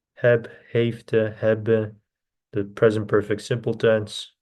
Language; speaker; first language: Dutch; non-native, learner; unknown